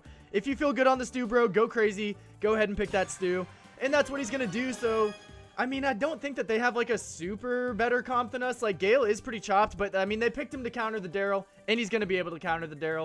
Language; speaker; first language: English; native; English